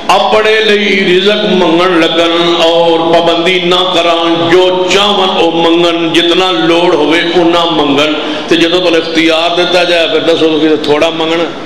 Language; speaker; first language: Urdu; non-native, local second language; Punjabi